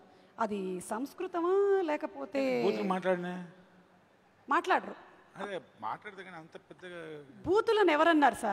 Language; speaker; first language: Telugu; native; Telugu